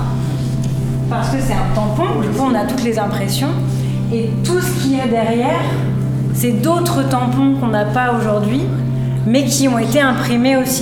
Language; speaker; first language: French; native; French